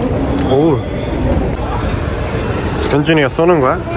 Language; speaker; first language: Korean; native; Korean